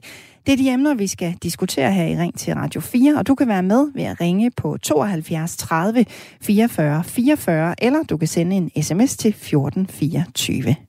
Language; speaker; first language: Danish; native; Danish